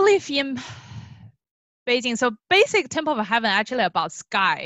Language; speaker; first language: English; non-native, fluent; Chinese